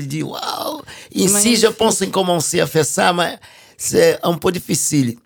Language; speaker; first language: French; non-native, fluent; Portuguese